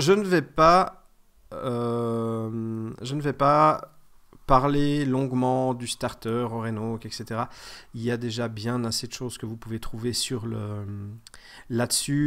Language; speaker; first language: French; native; French